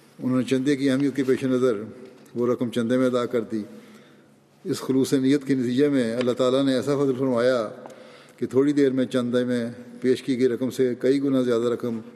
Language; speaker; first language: Urdu; native; Urdu